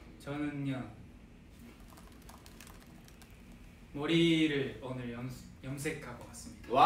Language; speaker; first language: Korean; non-native, fluent; Japanese